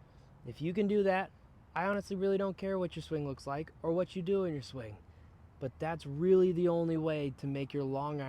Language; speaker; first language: English; native; English